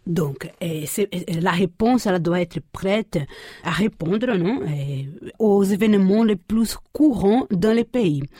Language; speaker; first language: French; non-native, fluent; Portuguese